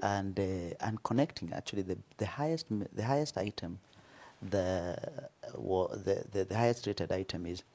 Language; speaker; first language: English; non-native, local second language; Kikuyu